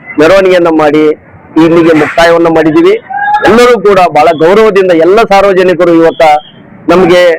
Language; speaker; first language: Kannada; non-native, local second language; Urdu